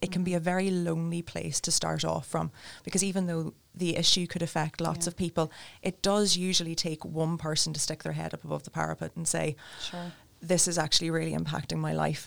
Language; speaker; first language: English; native; English